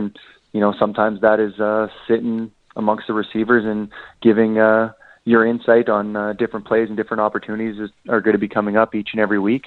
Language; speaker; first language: English; native; English